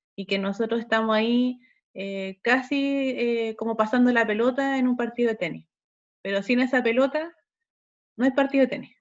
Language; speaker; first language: Spanish; native; Spanish